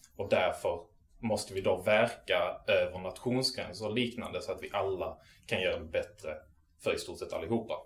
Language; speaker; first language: Swedish; native; Swedish